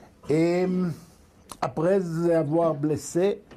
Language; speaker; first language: French; non-native, learner; Hebrew